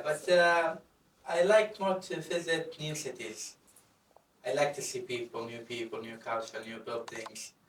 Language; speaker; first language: English; non-native, fluent; Arabic